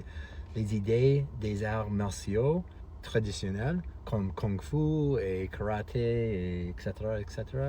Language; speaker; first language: French; non-native, fluent; English